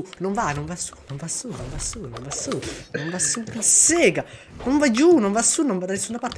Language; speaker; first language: Italian; native; Italian